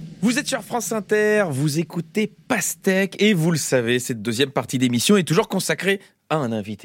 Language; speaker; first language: French; native; French